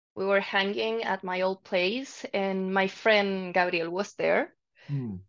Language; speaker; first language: English; non-native, fluent; Spanish